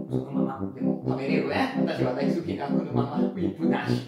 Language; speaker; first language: Japanese; non-native, learner; Italian